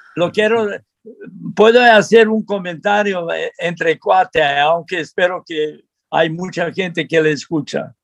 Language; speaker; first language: Spanish; non-native, fluent; Serbian